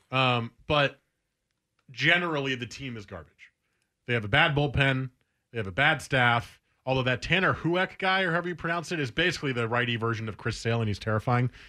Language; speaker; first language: English; native; English